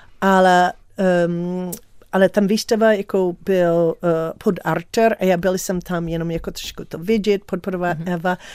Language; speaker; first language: Czech; non-native, learner; English